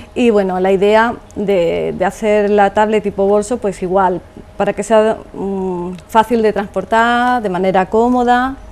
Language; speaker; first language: Spanish; native; Spanish